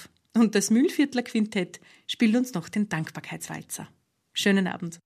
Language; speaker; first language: German; native; German